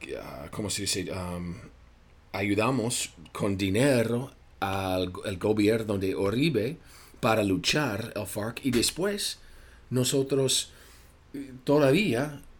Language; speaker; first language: Spanish; non-native, fluent; English